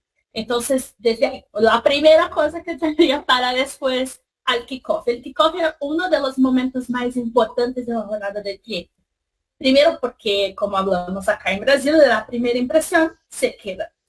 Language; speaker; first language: Spanish; non-native, fluent; Portuguese